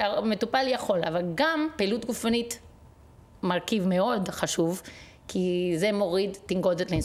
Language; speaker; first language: Hebrew; non-native, fluent; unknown